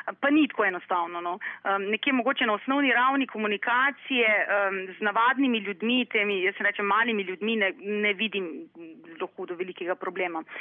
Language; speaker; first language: Slovenian; early bilingual, other home language; Bosnian